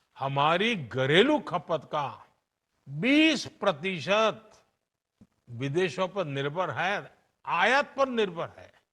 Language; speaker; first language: Hindi; non-native, local second language; Gujarati